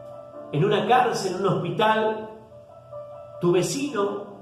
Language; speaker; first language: Spanish; native; Spanish